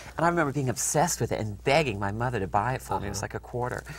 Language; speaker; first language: English; native; English